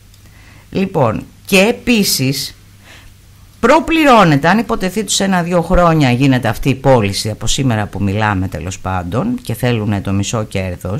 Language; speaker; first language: Greek; native; Greek